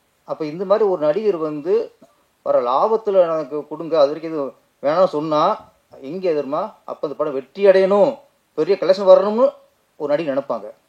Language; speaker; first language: Tamil; native; Tamil